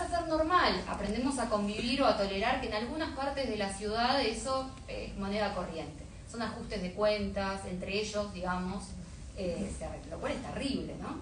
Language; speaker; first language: Spanish; native; Spanish